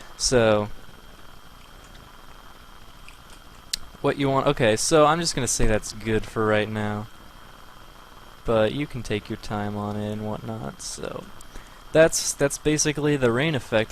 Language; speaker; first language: English; native; English